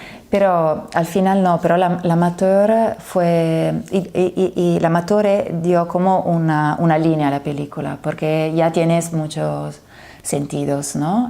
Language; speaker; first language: Spanish; non-native, fluent; Italian